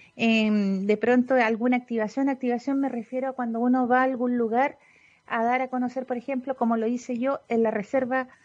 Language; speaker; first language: Spanish; native; Spanish